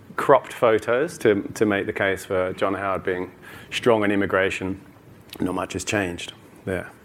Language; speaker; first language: English; native; English